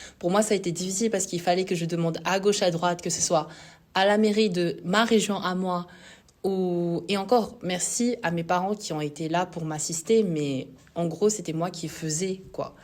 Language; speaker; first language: French; non-native, local second language; Malagasy